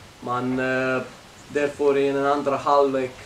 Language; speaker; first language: Swedish; non-native, learner; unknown